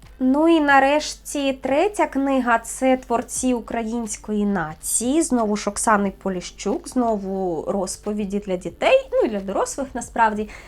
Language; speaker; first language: Ukrainian; native; Ukrainian